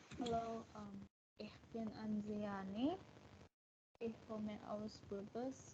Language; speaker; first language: German; non-native, learner; Indonesian